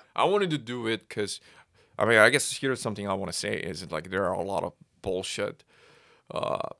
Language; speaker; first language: English; non-native, fluent; Korean